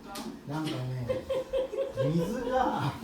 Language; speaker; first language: Japanese; native; Japanese